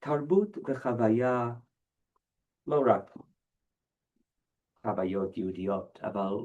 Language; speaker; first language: Hebrew; non-native, fluent; English